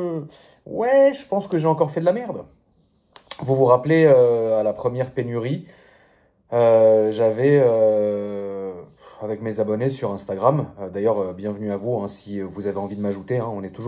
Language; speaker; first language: French; native; French